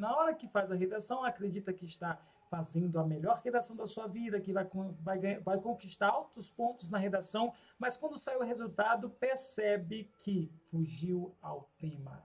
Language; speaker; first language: Portuguese; native; Portuguese